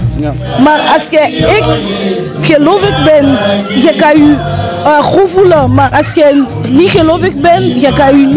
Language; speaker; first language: Dutch; early bilingual, other home language; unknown